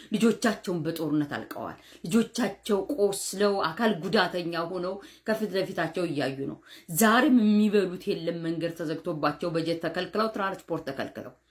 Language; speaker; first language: Amharic; native; Amharic